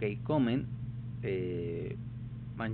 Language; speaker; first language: Italian; non-native, learner; Spanish